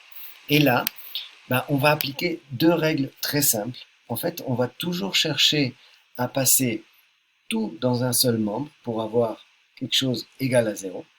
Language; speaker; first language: French; native; French